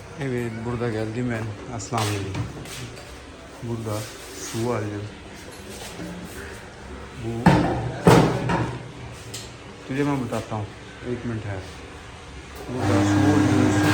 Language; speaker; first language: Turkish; non-native, learner; Urdu